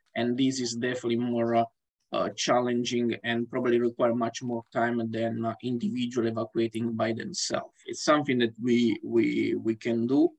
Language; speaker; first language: English; non-native, fluent; Italian